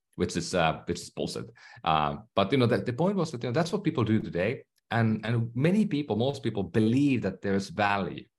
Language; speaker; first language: English; non-native, fluent; Finnish